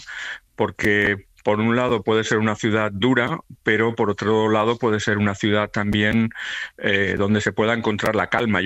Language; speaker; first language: Spanish; native; Spanish